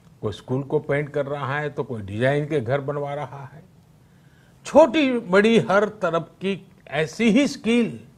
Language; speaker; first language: Hindi; non-native, local second language; Gujarati